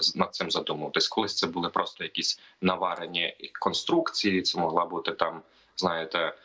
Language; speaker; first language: Ukrainian; native; Ukrainian